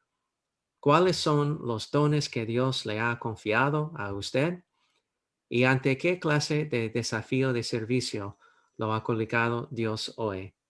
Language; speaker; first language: Spanish; non-native, fluent; English